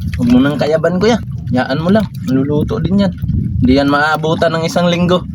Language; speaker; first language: Filipino; non-native, local second language; Masbatenyo